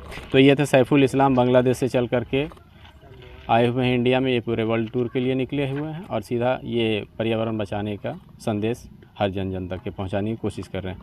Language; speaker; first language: Hindi; native; Hindi